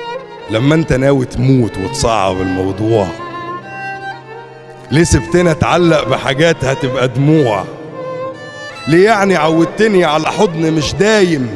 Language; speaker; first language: Arabic; native; Arabic